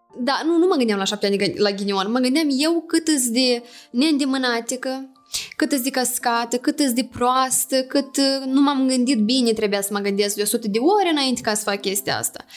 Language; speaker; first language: Romanian; native; Romanian